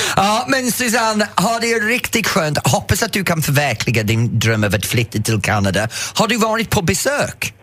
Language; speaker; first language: Swedish; non-native, fluent; English